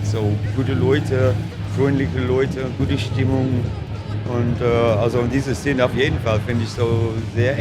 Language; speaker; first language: German; non-native, fluent; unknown